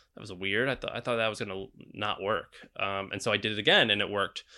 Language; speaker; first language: English; native; English